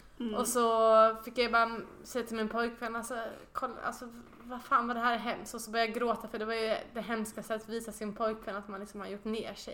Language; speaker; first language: Swedish; native; Swedish